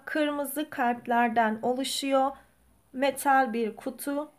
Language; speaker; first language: Turkish; native; Turkish